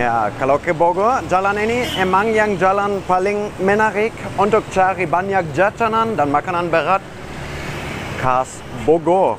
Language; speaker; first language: Indonesian; non-native, fluent; German